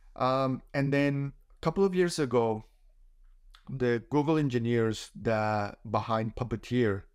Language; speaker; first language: English; non-native, fluent; Spanish